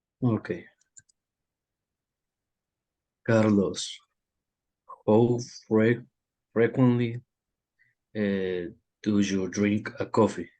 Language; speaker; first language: English; non-native, learner; Spanish